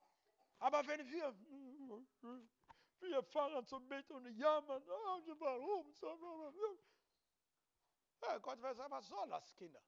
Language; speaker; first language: German; non-native, learner; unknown